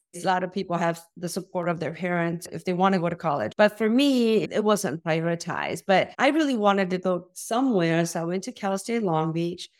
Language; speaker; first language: English; early bilingual, other home language; Korean